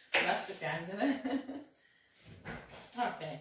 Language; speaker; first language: Italian; non-native, learner; Russian